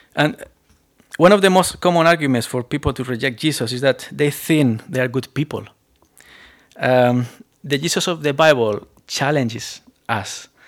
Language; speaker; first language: English; non-native, fluent; Spanish